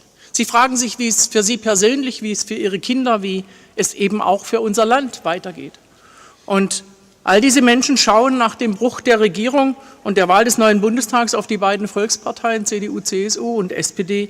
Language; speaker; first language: German; native; German